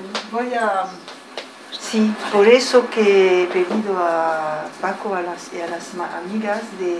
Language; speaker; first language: Spanish; early bilingual, heritage; French